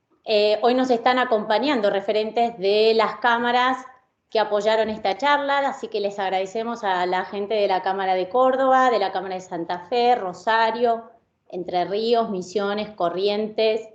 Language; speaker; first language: Spanish; native; Spanish